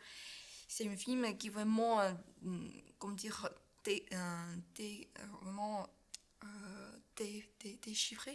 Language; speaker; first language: French; non-native, learner; Chinese